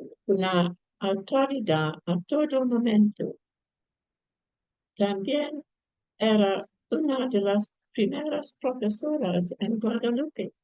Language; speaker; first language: Spanish; non-native, fluent; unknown